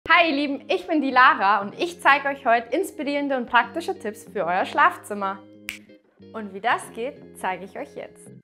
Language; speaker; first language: German; native; German